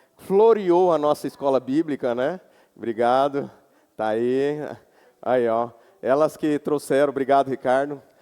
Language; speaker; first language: Portuguese; native; Portuguese